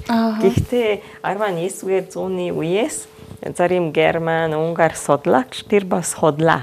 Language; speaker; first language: Mongolian; non-native, fluent; Hungarian